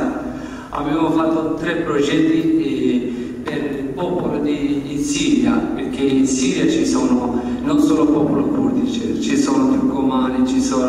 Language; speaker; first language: Italian; non-native, learner; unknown